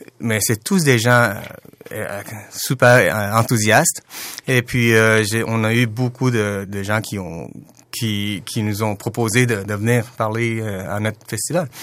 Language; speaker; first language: French; non-native, fluent; Chinese